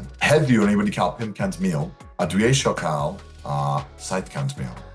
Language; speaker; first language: Welsh; non-native, local second language; English